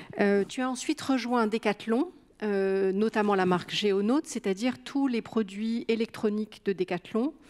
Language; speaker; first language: French; native; French